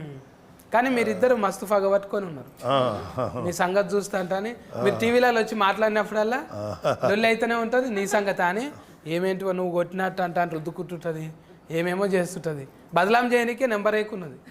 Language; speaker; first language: Telugu; native; Telugu